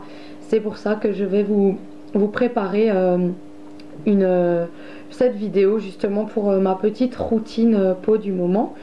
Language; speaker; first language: French; native; French